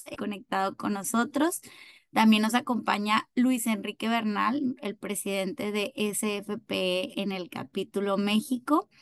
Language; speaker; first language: Spanish; native; Spanish